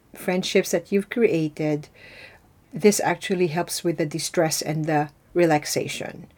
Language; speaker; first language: English; non-native, local second language; Filipino